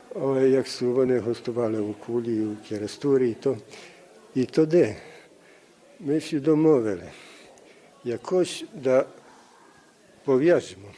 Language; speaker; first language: Ukrainian; early bilingual, heritage; Ukrainian